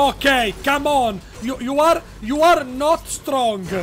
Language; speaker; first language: English; non-native, learner; Italian